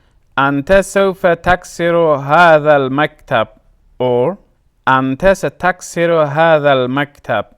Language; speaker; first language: Arabic; non-native, fluent; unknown